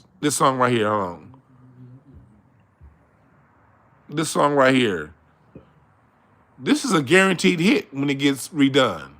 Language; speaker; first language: English; native; English